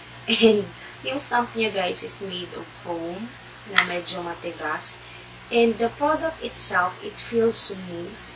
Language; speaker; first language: English; non-native, local second language; Filipino